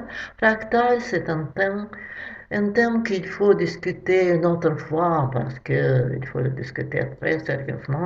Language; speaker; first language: French; non-native, fluent; Russian